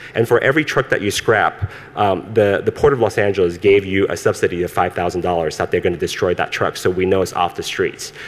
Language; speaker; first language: English; early bilingual, other home language; Cantonese